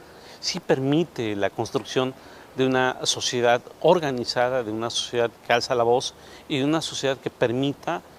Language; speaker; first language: Spanish; native; Spanish